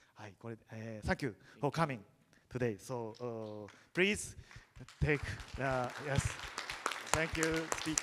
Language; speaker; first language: English; non-native, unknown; Japanese